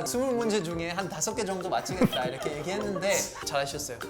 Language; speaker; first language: Korean; non-native, fluent; French